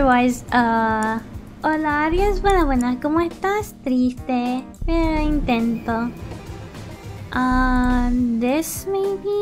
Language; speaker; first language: Spanish; early bilingual, heritage; Spanish